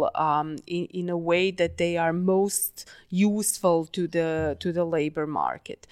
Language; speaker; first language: English; non-native, fluent; Serbian